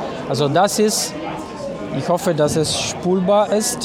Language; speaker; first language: German; non-native, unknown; Italian